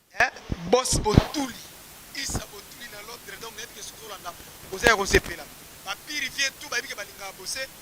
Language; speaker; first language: Lingala; native; Lingala